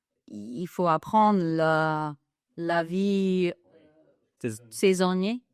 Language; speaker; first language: French; non-native, fluent; English